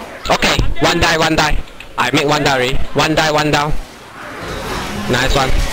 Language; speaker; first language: English; non-native, local second language; Chinese